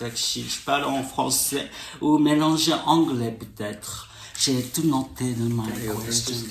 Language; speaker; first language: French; non-native, learner; Japanese